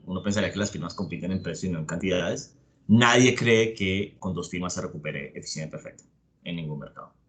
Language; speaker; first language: Spanish; native; Spanish